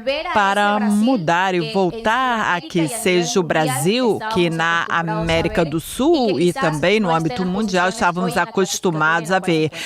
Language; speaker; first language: Portuguese; non-native, fluent; Italian